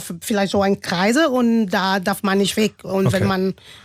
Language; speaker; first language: German; non-native, fluent; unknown